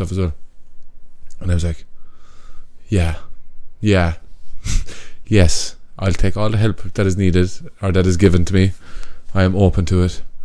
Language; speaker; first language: English; native; English